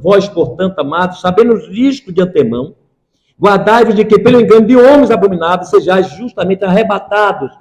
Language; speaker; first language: Portuguese; native; Portuguese